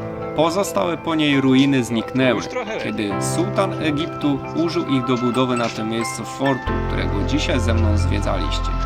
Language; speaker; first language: Polish; native; Polish